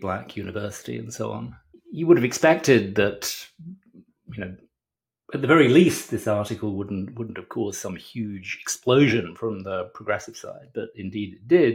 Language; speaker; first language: English; native; English